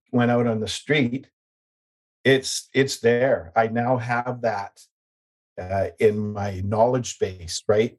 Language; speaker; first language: English; native; English